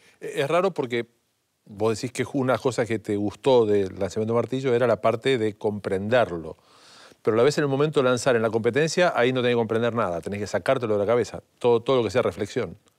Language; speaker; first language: Spanish; native; Spanish